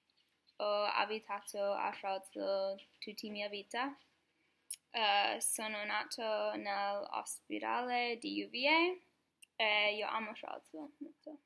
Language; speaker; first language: Italian; non-native, learner; English